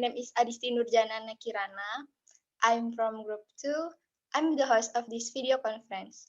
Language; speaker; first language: English; non-native, learner; Indonesian